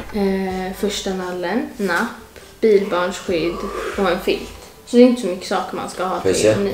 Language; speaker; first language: Swedish; native; Swedish